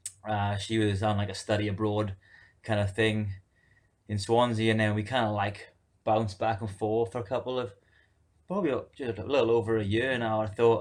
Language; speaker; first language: English; native; English